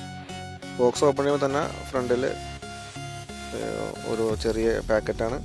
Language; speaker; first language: Malayalam; native; Malayalam